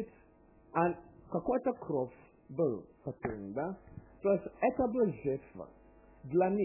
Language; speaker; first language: Russian; non-native, learner; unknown